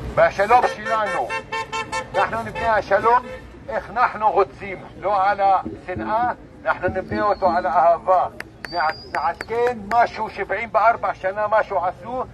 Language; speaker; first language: Hebrew; non-native, local second language; Arabic